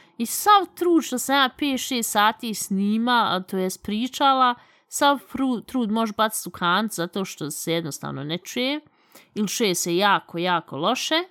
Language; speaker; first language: Bosnian; early bilingual, heritage; Bosnian